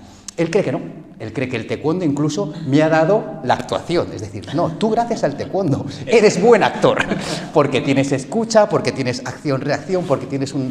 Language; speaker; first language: Spanish; early bilingual, other home language; Korean